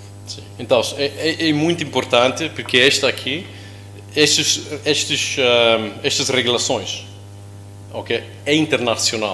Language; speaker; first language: Portuguese; non-native, learner; English